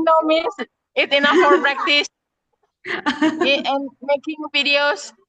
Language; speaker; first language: English; non-native, learner; Indonesian